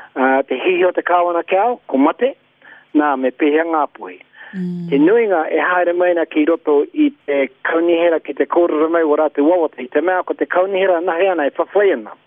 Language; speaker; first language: Māori; native; Māori